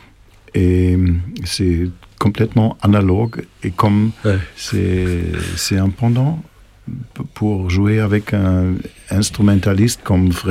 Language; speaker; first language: French; non-native, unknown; German